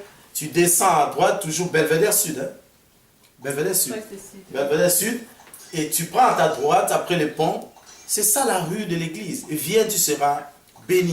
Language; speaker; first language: French; non-native, local second language; Lingala